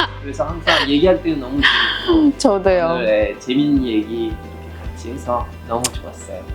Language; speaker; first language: Korean; non-native, fluent; French